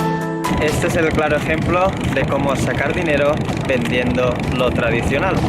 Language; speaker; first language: Spanish; native; Spanish